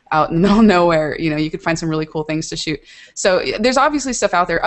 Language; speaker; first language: English; native; English